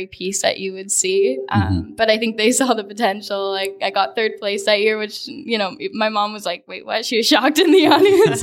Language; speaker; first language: English; native; English